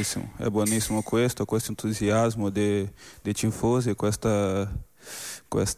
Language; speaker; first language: Italian; non-native, fluent; Portuguese